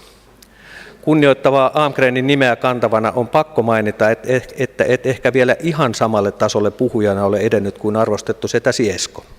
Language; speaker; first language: Finnish; native; Finnish